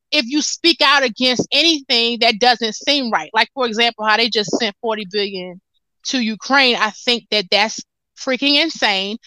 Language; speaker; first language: English; native; English